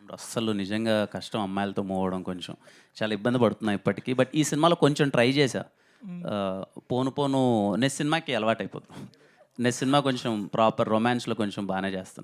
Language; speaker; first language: Telugu; native; Telugu